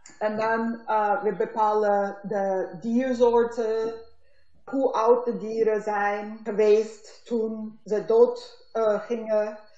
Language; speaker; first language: Dutch; non-native, learner; Turkish